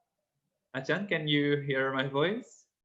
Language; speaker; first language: English; non-native, fluent; Indonesian